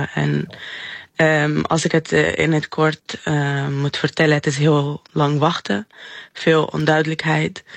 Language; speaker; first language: Dutch; non-native, fluent; Arabic